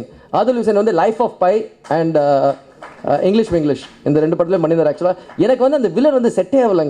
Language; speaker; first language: Tamil; native; Tamil